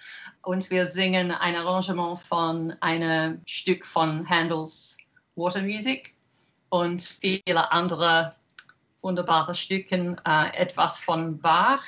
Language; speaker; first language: German; non-native, learner; English